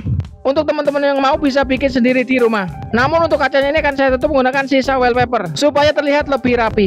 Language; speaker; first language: Indonesian; native; Indonesian